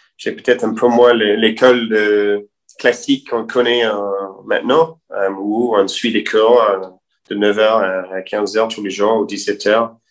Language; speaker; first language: French; non-native, fluent; English